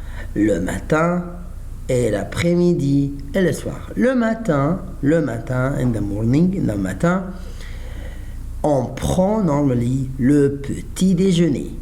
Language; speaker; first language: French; non-native, fluent; Arabic